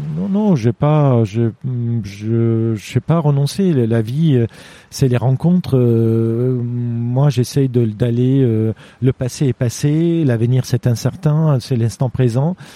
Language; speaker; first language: French; non-native, fluent; Armenian